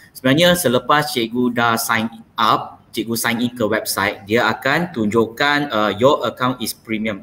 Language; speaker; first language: Malay; non-native, local second language; Chinese